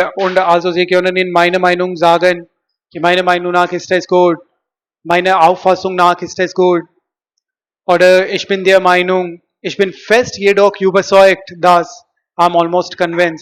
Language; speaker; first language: German; non-native, learner; Hindi